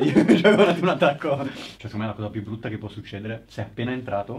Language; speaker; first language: Italian; native; Italian